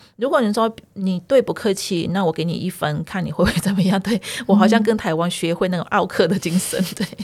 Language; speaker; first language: Chinese; early bilingual, heritage; Chinese